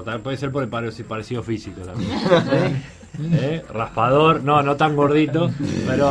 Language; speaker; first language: Spanish; native; Spanish